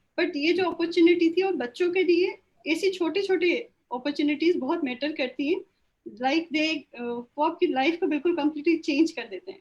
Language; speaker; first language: Urdu; non-native, local second language; Sindhi